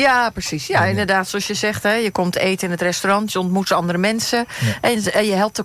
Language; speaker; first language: Dutch; native; Dutch